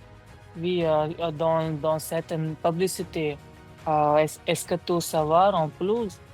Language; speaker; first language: French; non-native, learner; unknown